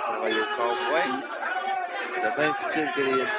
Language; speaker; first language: French; native; French